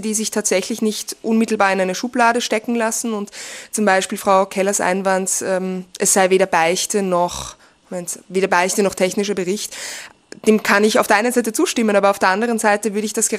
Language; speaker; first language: German; native; German